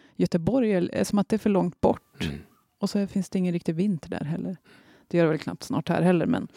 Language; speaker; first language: Swedish; native; Swedish